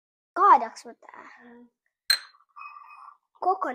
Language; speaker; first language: Finnish; early bilingual, other home language; Kinyarwanda